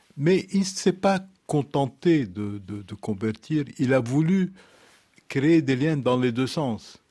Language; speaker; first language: French; non-native, local second language; Arabic